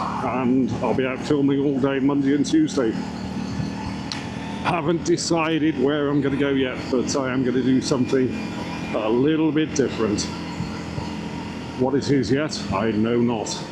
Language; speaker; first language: English; native; English